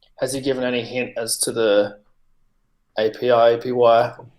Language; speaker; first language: English; native; English